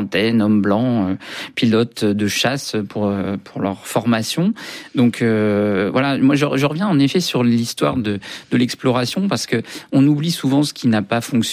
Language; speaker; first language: French; native; French